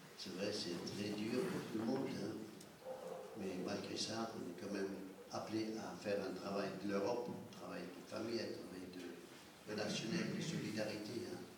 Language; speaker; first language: French; non-native, fluent; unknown